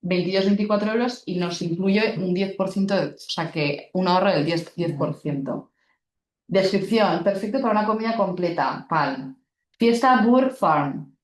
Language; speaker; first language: Spanish; non-native, local second language; Basque